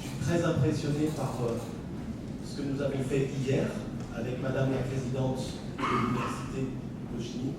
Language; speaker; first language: French; native; French